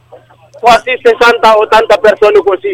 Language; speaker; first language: Italian; non-native, learner; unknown